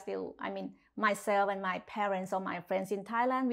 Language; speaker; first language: English; non-native, fluent; Thai